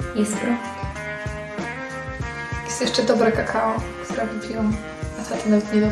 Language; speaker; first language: Polish; early bilingual, heritage; Polish